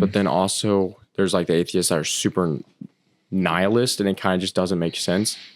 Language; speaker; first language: English; native; English